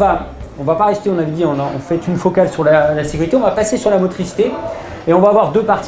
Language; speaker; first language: French; native; French